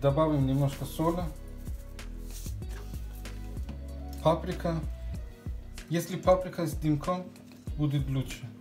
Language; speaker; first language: Russian; non-native, fluent; Persian